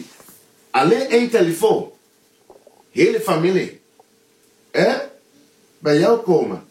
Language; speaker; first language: Dutch; non-native, learner; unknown